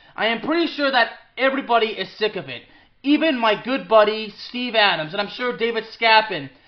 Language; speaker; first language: English; early bilingual, other home language; French